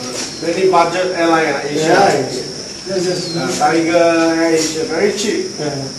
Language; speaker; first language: English; non-native, learner; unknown